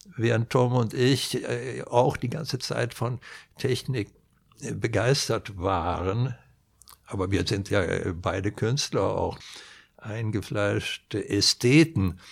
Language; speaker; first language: German; non-native, fluent; Swedish